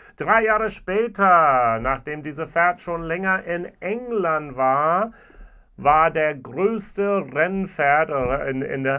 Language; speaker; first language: German; non-native, fluent; English